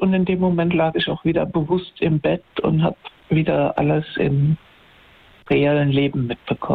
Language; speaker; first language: German; native; German